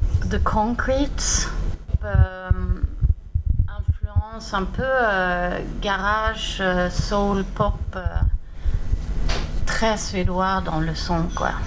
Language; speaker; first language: French; non-native, fluent; Swedish